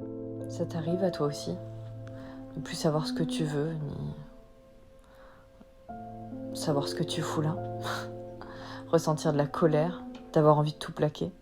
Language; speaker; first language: French; native; French